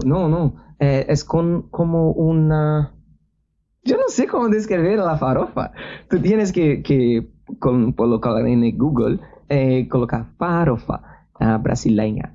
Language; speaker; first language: Spanish; non-native, learner; Portuguese